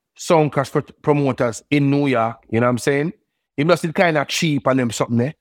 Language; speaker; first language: English; native; English